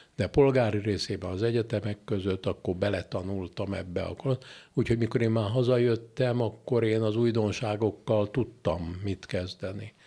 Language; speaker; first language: Hungarian; native; Hungarian